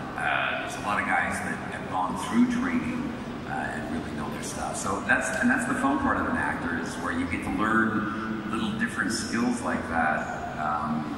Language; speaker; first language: English; native; English